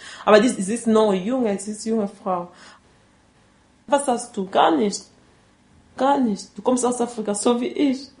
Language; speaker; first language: German; non-native, learner; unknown